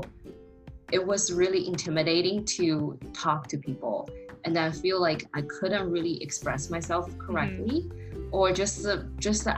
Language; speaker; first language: English; non-native, fluent; Chinese